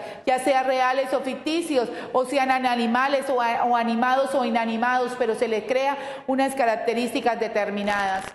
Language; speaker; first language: Spanish; native; Spanish